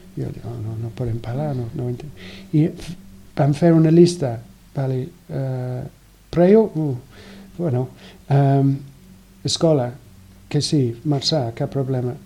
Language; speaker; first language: Catalan; non-native, learner; English